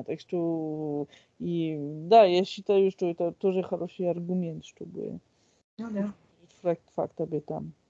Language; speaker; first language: Russian; non-native, fluent; French